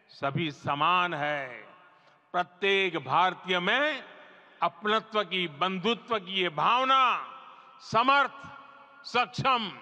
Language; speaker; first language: Hindi; non-native, local second language; Gujarati